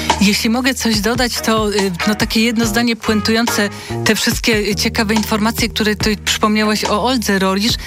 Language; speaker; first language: Polish; native; Polish